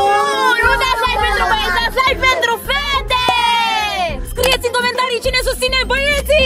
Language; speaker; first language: Romanian; native; Romanian